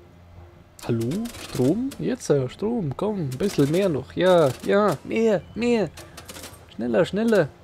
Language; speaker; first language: German; native; German